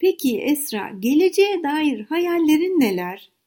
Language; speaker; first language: Turkish; native; Turkish